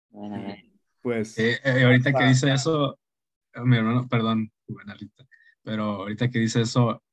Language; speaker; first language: Spanish; early bilingual, heritage; Spanish